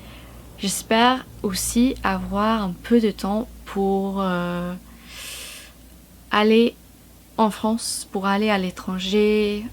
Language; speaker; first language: French; non-native, fluent; English